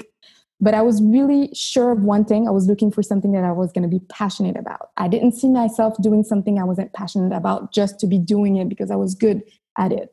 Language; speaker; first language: English; non-native, fluent; Haitian Creole